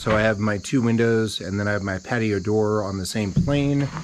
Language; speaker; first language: English; native; English